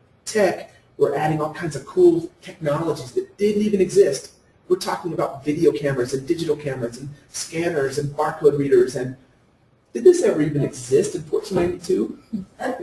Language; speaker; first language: English; native; English